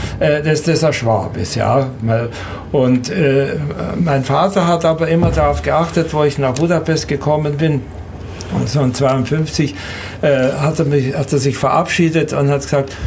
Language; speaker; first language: German; native; German